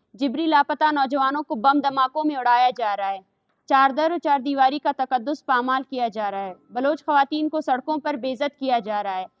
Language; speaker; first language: Urdu; non-native, local second language; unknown